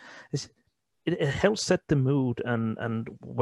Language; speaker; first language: English; non-native, fluent; Danish